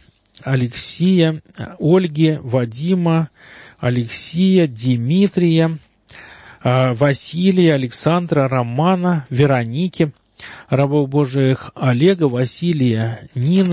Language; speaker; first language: Russian; native; Russian